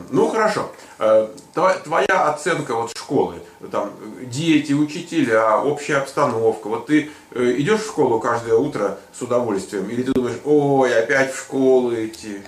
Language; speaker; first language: Russian; native; Russian